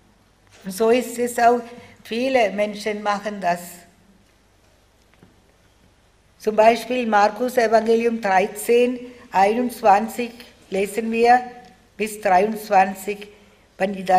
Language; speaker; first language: German; non-native, fluent; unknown